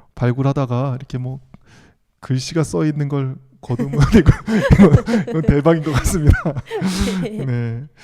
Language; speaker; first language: Korean; native; Korean